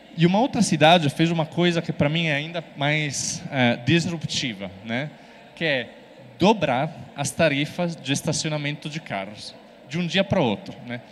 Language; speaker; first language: Portuguese; non-native, fluent; Italian